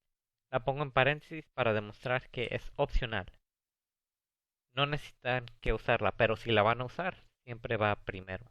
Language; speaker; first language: Spanish; early bilingual, heritage; English